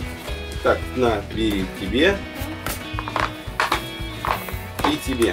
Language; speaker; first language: Russian; native; Russian